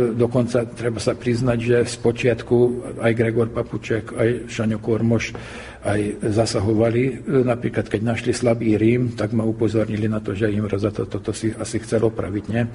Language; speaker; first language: Slovak; early bilingual, heritage; Slovak